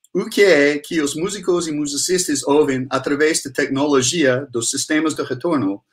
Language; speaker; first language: Portuguese; non-native, fluent; English